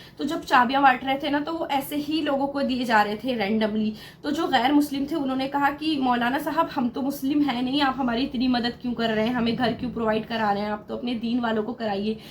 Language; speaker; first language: Urdu; native; Urdu